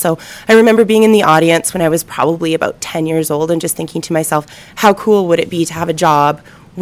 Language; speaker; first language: English; native; English